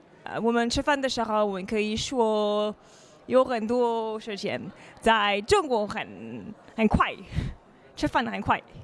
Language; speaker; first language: Chinese; non-native, learner; French